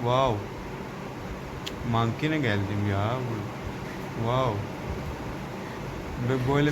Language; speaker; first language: Turkish; non-native, learner; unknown